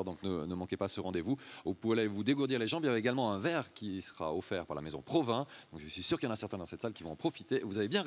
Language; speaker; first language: French; native; French